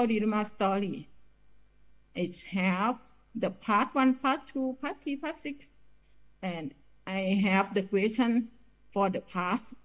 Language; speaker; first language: English; non-native, learner; Thai